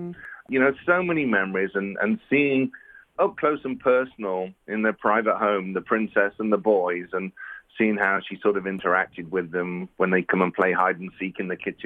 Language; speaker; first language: English; native; English